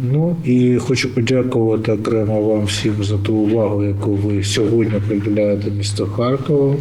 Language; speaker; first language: Ukrainian; native; Ukrainian